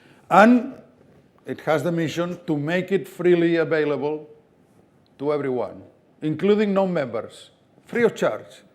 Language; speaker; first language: English; non-native, fluent; Catalan